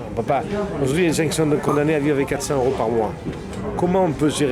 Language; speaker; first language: French; native; French